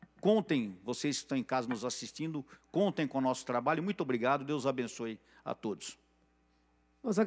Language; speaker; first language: Portuguese; native; Portuguese